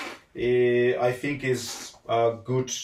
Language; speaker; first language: English; non-native, learner; Italian